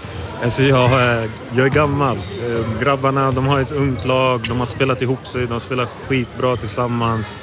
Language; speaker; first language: Swedish; native; Swedish